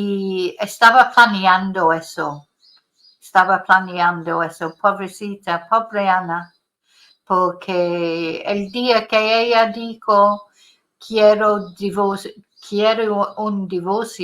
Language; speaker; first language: Spanish; non-native, fluent; English